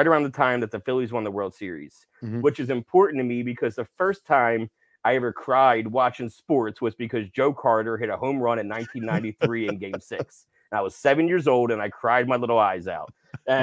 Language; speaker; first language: English; native; English